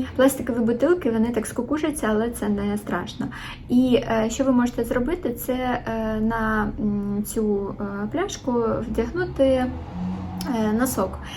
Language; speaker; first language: Ukrainian; non-native, local second language; Russian